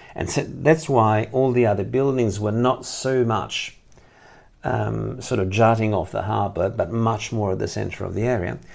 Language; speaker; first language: English; non-native, fluent; Italian